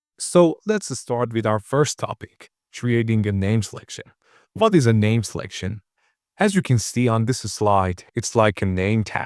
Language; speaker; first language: English; non-native, fluent; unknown